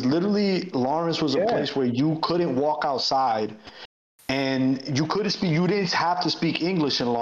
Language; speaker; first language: English; native; English